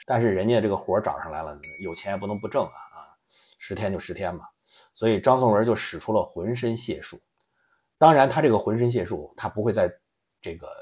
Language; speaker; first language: Chinese; native; Chinese